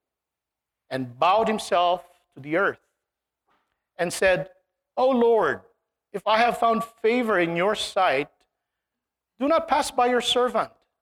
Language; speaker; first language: English; non-native, local second language; Filipino